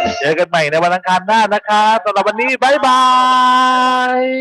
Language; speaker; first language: Thai; native; Thai